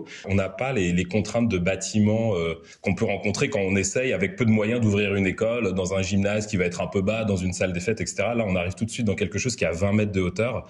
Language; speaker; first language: French; native; French